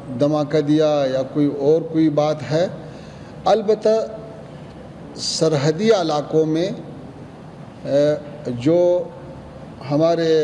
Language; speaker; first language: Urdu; non-native, fluent; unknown